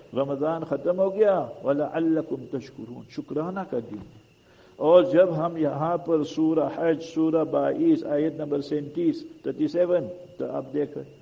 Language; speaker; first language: Urdu; non-native, local second language; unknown